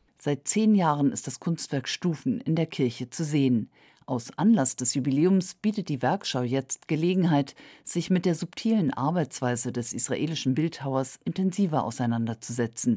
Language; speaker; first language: German; native; German